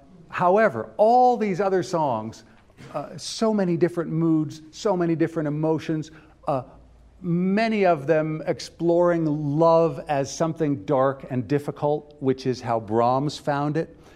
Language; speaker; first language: English; native; English